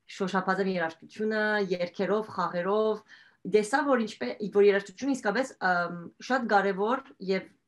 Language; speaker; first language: Armenian; early bilingual, heritage; Armenian